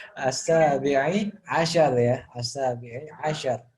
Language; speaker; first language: Arabic; non-native, fluent; Indonesian